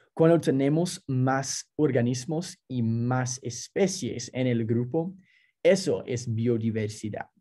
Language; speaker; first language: Spanish; non-native, fluent; English